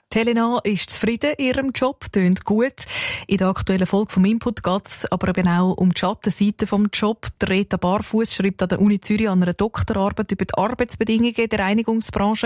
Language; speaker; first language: German; native; German